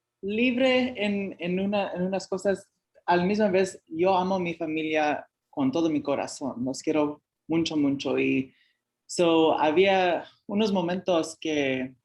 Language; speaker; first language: Spanish; early bilingual, heritage; Spanish